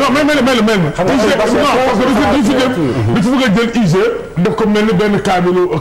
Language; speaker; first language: Wolof; native; Wolof